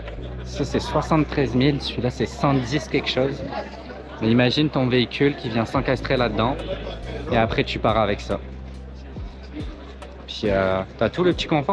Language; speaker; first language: French; native; French